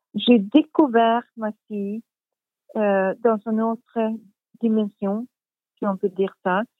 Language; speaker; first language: French; non-native, fluent; Swedish